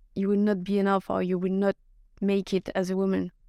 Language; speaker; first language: English; non-native, fluent; Norwegian